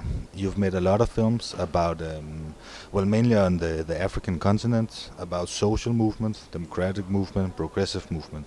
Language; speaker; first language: English; non-native, fluent; Danish